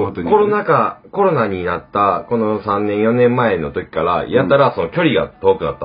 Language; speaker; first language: Japanese; native; Japanese